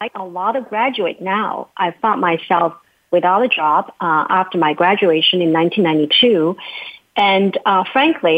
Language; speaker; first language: English; non-native, fluent; Chinese